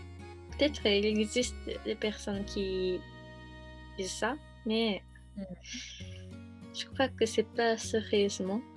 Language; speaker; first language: French; non-native, learner; Japanese